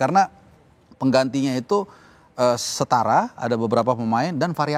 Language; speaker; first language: Indonesian; native; Indonesian